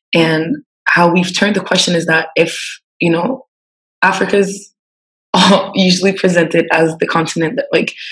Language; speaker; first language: English; non-native, fluent; French